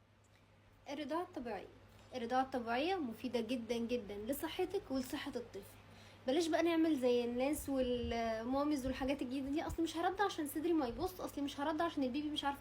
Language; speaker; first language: Arabic; native; Arabic